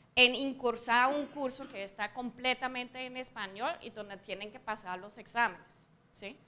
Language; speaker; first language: Spanish; non-native, fluent; German